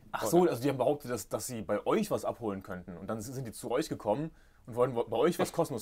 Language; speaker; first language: German; native; German